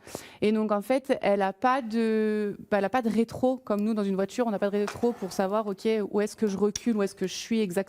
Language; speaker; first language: French; native; French